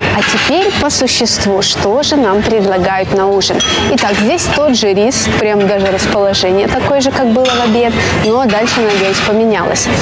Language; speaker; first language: Russian; native; Russian